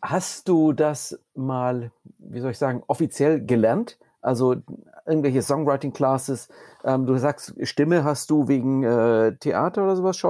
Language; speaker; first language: German; native; German